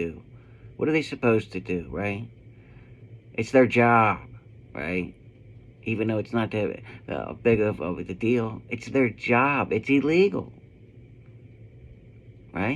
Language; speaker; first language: English; native; English